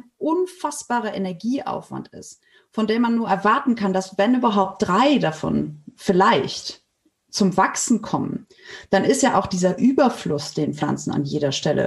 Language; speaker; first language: German; native; German